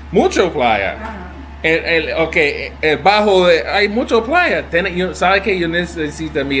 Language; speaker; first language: Spanish; non-native, learner; English